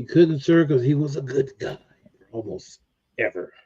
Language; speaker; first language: English; native; English